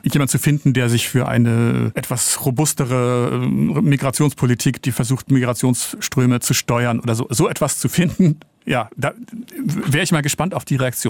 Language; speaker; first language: German; native; German